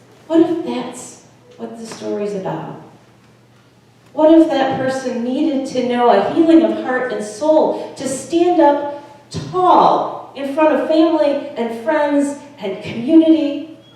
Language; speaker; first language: English; native; English